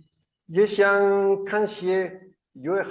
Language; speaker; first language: Chinese; non-native, learner; Spanish